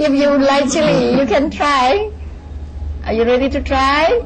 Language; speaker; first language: English; non-native, learner; Thai